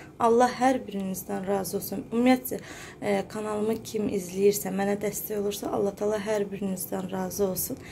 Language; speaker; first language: Azerbaijani; early bilingual, heritage; Azerbaijani